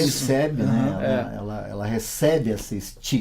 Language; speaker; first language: Portuguese; native; Portuguese